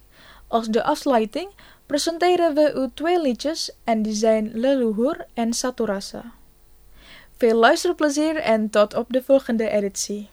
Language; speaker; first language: Dutch; non-native, fluent; Indonesian